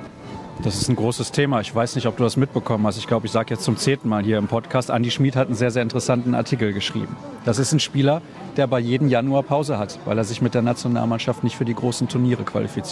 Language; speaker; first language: German; native; German